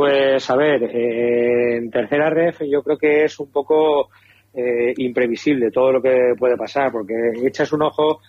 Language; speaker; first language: Spanish; native; Spanish